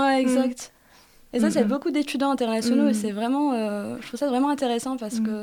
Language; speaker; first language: French; non-native, local second language; Arabic